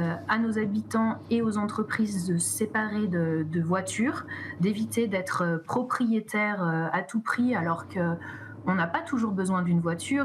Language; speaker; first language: French; native; French